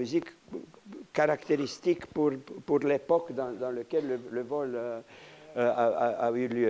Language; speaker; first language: French; non-native, fluent; Romanian